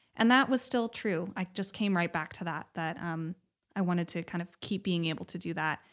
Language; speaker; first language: English; native; English